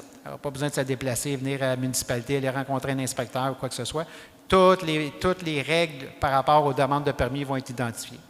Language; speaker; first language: French; native; French